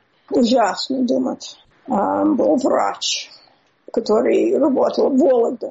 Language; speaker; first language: Russian; non-native, learner; English